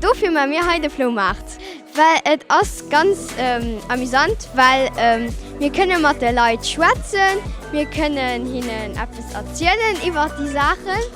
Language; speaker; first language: German; non-native, local second language; Luxembourgish